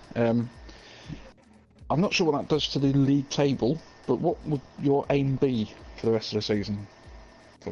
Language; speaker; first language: English; native; English